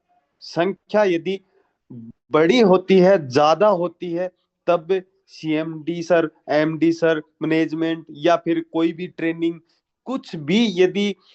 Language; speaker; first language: Hindi; native; Hindi